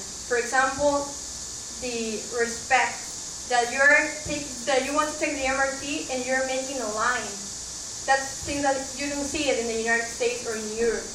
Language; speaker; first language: English; non-native, fluent; Spanish